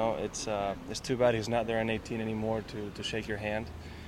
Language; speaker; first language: English; non-native, fluent; Basque